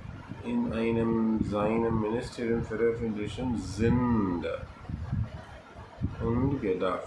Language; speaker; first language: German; non-native, fluent; Tamil